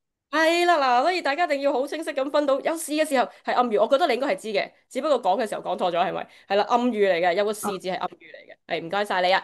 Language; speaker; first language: Cantonese; native; Cantonese